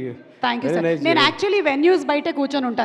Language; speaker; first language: Telugu; native; Telugu